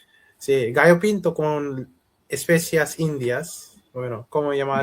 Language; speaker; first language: Spanish; non-native, learner; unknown